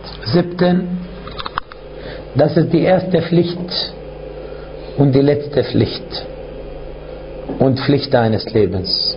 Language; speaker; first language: German; non-native, fluent; Arabic